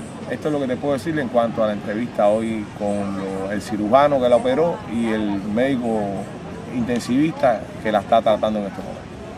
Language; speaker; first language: Spanish; native; Spanish